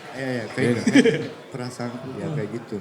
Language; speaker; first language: Indonesian; early bilingual, heritage; Japanese